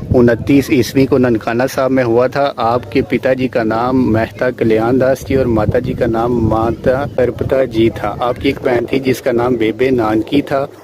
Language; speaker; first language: Urdu; non-native, local second language; Punjabi